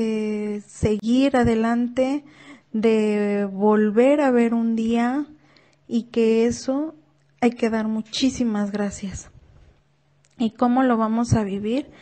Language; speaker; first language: Spanish; native; Spanish